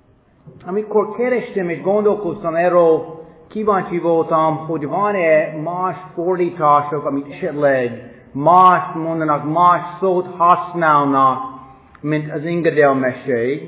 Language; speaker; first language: Hungarian; non-native, fluent; English